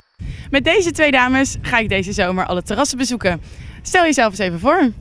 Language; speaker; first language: Dutch; native; Dutch